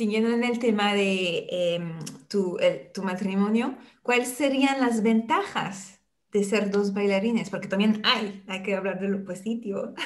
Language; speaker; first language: Spanish; non-native, fluent; French